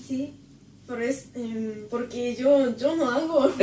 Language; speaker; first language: Spanish; non-native, learner; Japanese